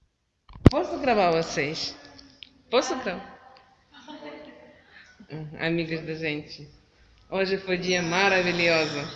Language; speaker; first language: Portuguese; non-native, learner; Ukrainian